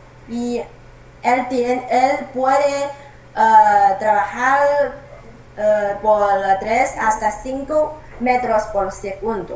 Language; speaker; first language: Spanish; non-native, learner; Chinese